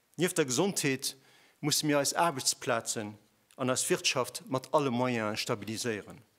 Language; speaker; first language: German; non-native, local second language; Luxembourgish